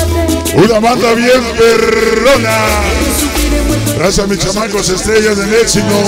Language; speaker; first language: Spanish; native; Spanish